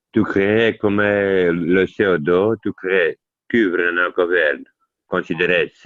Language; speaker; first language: French; non-native, learner; Italian